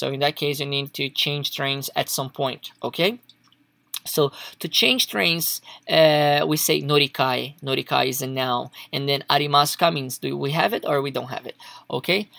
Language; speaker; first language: English; non-native, fluent; Portuguese